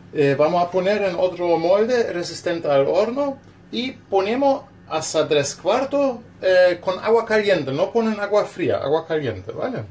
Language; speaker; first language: Spanish; non-native, learner; German